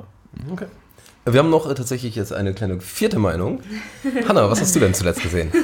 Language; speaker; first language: German; native; German